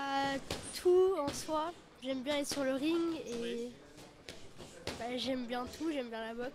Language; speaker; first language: French; native; French